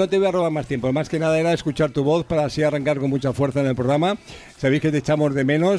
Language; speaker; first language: Spanish; native; Spanish